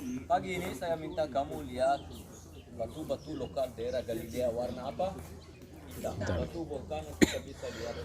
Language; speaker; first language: Indonesian; non-native, fluent; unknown